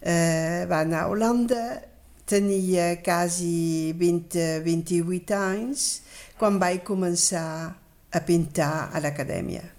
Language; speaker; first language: Catalan; early bilingual, heritage; Catalan